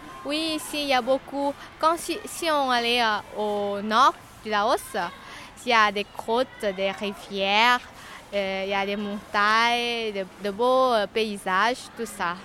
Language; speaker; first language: French; non-native, learner; Lao